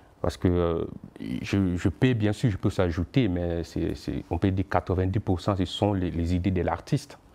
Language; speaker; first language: French; non-native, local second language; Lingala